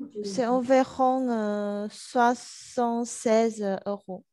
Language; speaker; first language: French; non-native, learner; Chinese